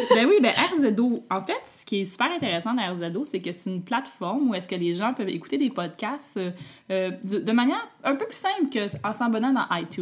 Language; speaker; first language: French; native; French